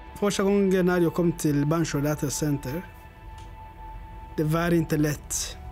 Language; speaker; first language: Swedish; non-native, learner; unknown